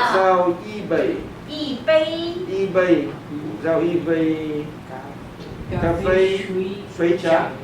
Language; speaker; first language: Chinese; non-native, learner; Vietnamese